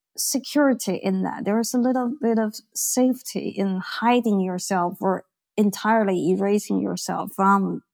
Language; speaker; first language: English; non-native, fluent; Chinese